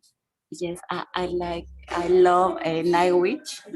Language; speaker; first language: English; non-native, learner; Spanish